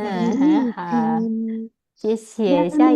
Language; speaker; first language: Chinese; non-native, fluent; Indonesian